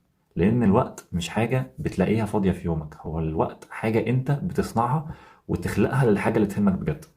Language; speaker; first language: Arabic; native; Arabic